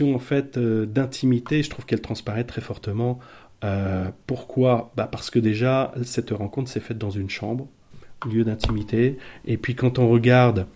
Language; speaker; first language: French; native; French